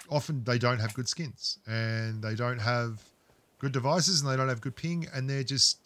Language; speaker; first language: English; native; English